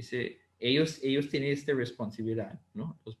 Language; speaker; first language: Spanish; non-native, learner; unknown